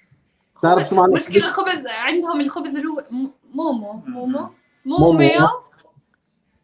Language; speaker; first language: Arabic; native; Arabic